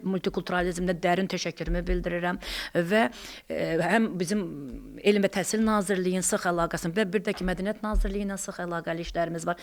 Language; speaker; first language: Azerbaijani; non-native, local second language; Talysh